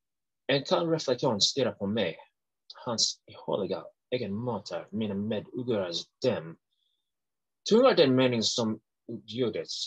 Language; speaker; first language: Swedish; non-native, learner; English